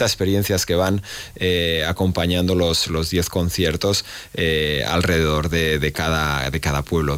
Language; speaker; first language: Spanish; native; Spanish